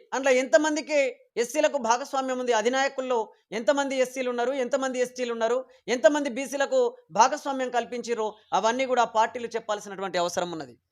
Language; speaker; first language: Telugu; native; Telugu